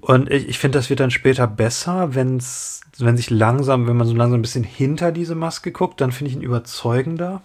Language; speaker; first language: German; native; German